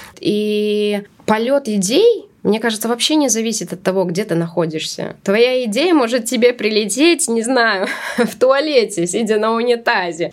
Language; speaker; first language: Russian; non-native, local second language; Latvian